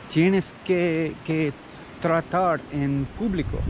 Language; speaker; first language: Spanish; non-native, learner; English